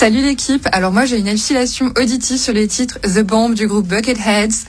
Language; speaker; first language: French; native; French